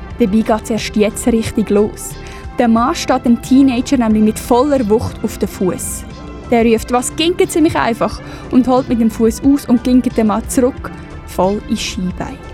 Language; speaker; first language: German; native; German